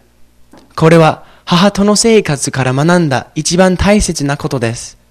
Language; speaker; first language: Japanese; non-native, fluent; English